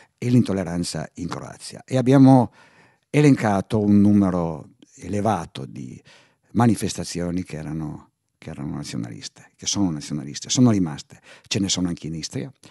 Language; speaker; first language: Italian; native; Italian